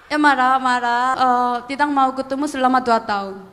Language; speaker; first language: Indonesian; non-native, fluent; Korean